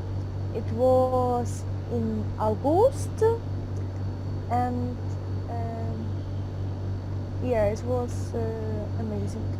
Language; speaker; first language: English; non-native, learner; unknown